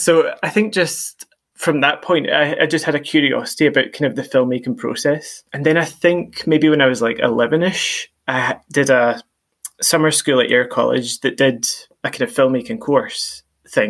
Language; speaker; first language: English; native; English